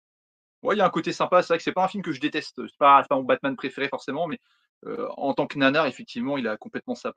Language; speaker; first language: French; native; French